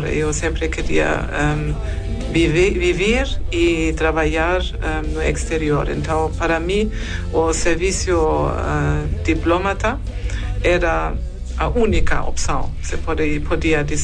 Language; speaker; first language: Portuguese; non-native, fluent; German